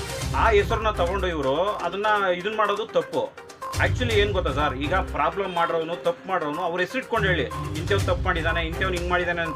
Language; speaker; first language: Kannada; native; Kannada